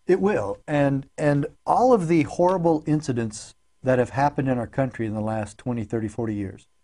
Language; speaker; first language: English; native; English